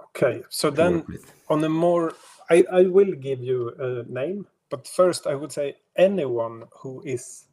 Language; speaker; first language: English; non-native, fluent; Swedish